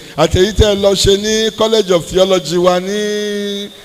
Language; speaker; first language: English; non-native, local second language; Yoruba